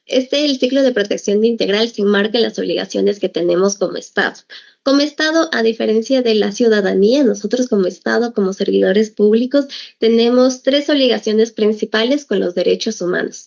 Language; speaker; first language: Spanish; native; Spanish